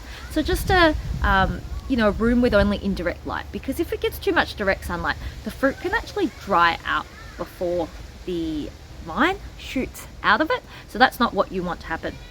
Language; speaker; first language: English; native; English